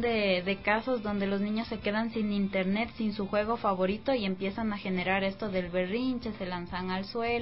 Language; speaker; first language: Spanish; native; Spanish